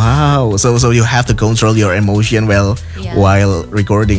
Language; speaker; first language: English; non-native, fluent; Indonesian